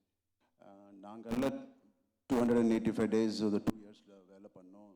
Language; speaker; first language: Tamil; non-native, local second language; Telugu